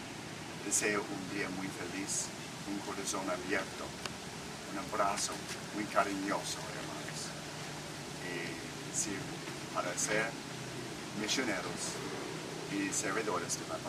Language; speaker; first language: Spanish; non-native, learner; English